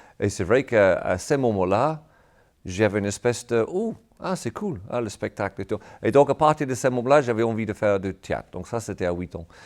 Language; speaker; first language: French; non-native, fluent; English